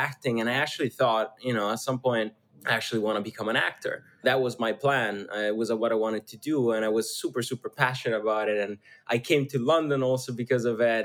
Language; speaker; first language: English; non-native, fluent; Italian